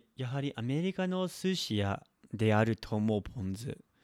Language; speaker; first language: Japanese; non-native, fluent; English